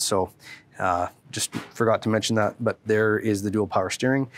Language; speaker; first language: English; native; English